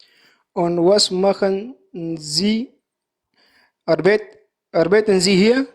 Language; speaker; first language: German; non-native, learner; Pashto